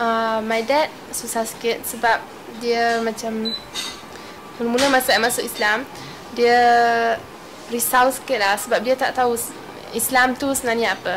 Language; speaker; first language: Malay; non-native, fluent; German